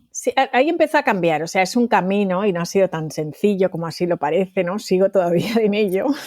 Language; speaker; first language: Spanish; native; Spanish